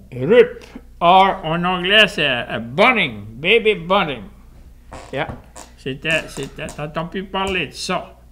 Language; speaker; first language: French; native; French